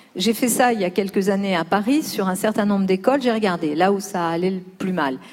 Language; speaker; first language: French; early bilingual, other home language; Spanish